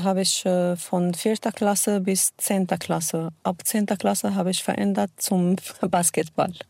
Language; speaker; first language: German; non-native, learner; Arabic